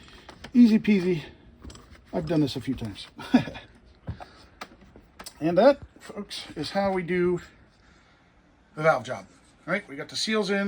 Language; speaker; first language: English; native; English